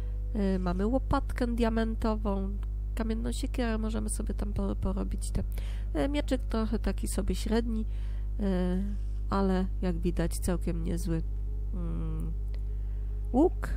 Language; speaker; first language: Polish; native; Polish